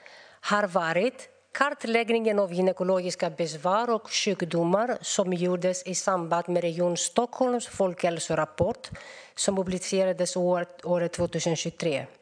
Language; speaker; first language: Swedish; non-native, fluent; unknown